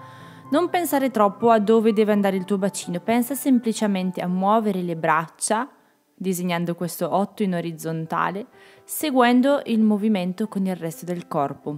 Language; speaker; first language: Italian; native; Italian